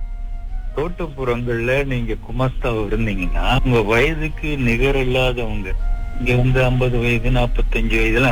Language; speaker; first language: Tamil; early bilingual, heritage; Tamil